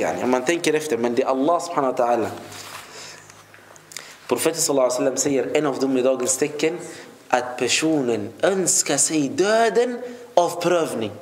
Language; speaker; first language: Swedish; non-native, fluent; Arabic